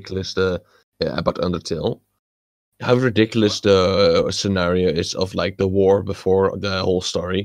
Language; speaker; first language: English; non-native, fluent; Dutch